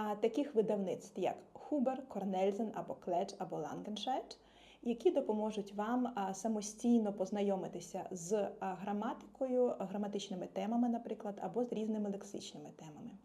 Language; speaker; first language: Ukrainian; native; Ukrainian